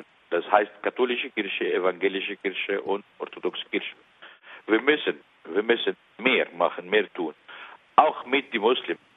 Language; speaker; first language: German; non-native, learner; Arabic